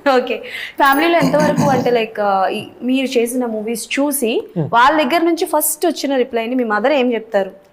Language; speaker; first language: Telugu; native; Telugu